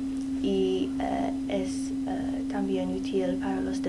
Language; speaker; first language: Spanish; non-native, learner; English